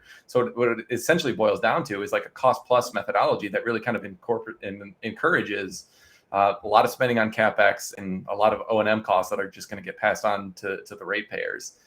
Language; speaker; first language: English; native; English